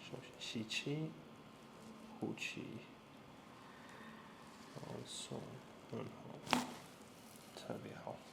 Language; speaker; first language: Chinese; non-native, fluent; English